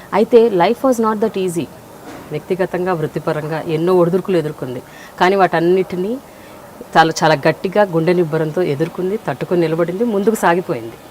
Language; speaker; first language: Telugu; native; Telugu